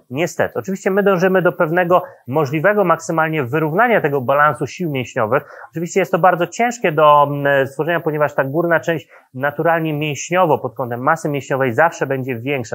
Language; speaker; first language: Polish; native; Polish